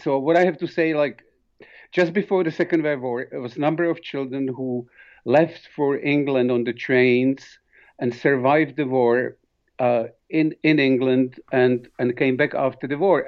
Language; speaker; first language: English; non-native, fluent; Czech